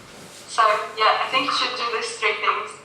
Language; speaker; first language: English; non-native, fluent; Russian